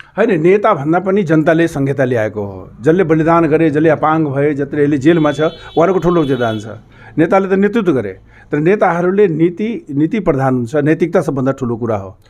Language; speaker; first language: Nepali; non-native, local second language; Maithili